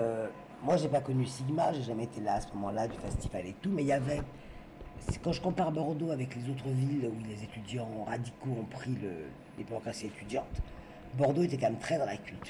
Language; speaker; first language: French; native; French